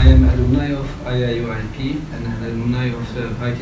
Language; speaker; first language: English; non-native, fluent; Turkish